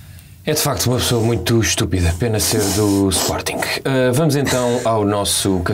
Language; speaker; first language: Portuguese; native; Portuguese